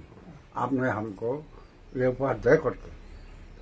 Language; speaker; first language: Hindi; non-native, local second language; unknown